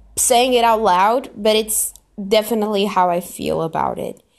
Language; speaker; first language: English; non-native, fluent; Portuguese